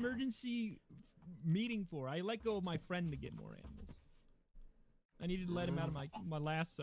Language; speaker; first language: English; native; English